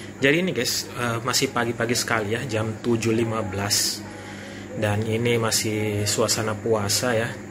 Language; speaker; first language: Indonesian; native; Indonesian